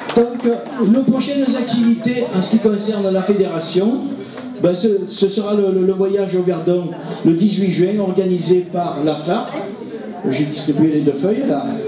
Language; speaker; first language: French; native; French